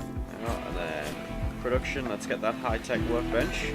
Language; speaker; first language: English; native; English